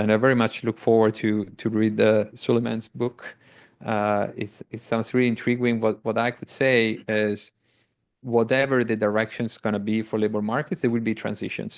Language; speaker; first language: English; non-native, fluent; Italian